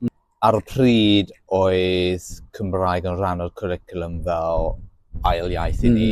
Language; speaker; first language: Welsh; non-native, local second language; English